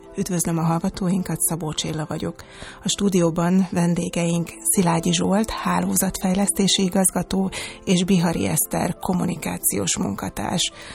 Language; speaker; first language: Hungarian; native; Hungarian